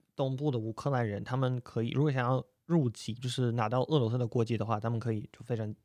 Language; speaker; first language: Chinese; non-native, fluent; Russian